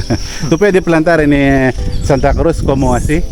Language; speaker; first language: Spanish; non-native, learner; Filipino